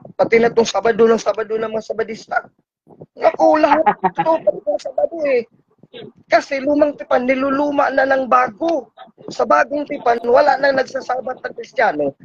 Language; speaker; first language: Filipino; non-native, local second language; Cebuano